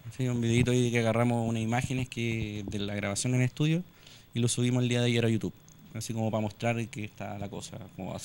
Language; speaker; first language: Spanish; native; Spanish